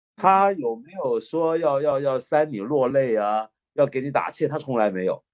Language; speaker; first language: Chinese; non-native, local second language; Cantonese